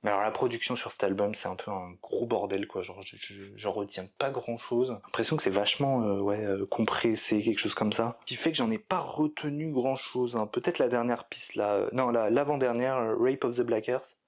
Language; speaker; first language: French; native; French